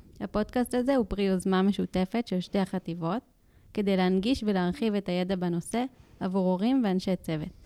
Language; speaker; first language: Hebrew; native; Hebrew